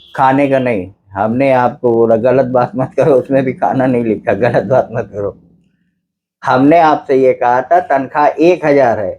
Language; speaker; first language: Hindi; native; Hindi